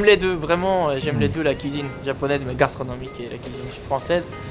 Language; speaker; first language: French; non-native, fluent; Japanese